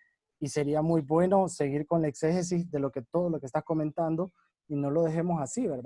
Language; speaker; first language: Spanish; native; Spanish